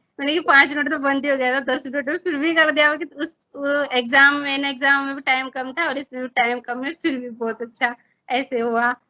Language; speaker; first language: Hindi; native; Hindi